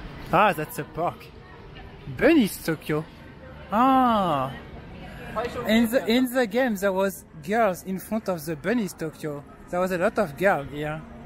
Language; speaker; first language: English; non-native, learner; French